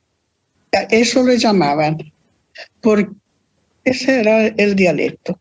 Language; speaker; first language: Spanish; early bilingual, other home language; Italian